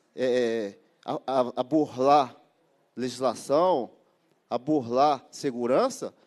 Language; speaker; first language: Portuguese; native; Portuguese